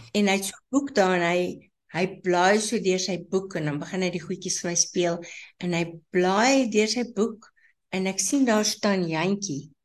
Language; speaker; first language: Afrikaans; native; Afrikaans